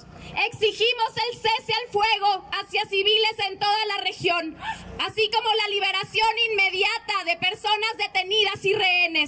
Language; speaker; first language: Spanish; native; Spanish